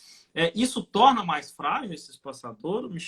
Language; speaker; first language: Portuguese; native; Portuguese